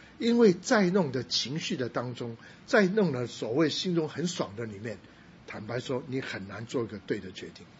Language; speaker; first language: Chinese; non-native, local second language; Cantonese